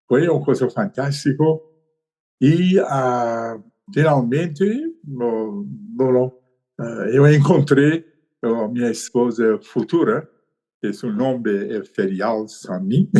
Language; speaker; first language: Spanish; non-native, fluent; Persian